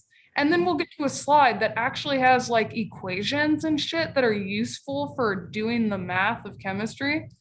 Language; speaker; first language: English; native; English